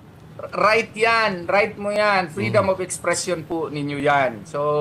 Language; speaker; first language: Filipino; native; Filipino